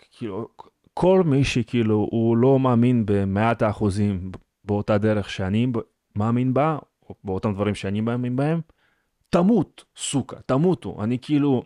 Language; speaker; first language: Hebrew; native; Hebrew